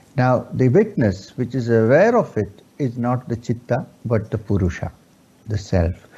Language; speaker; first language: English; non-native, local second language; Urdu